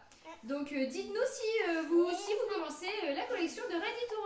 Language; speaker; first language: French; native; French